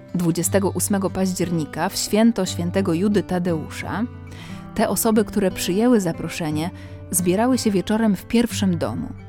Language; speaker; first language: Polish; native; Polish